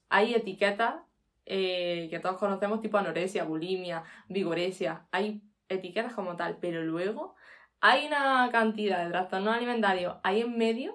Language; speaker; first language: Spanish; native; Spanish